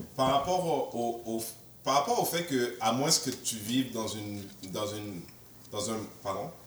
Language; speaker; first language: French; native; French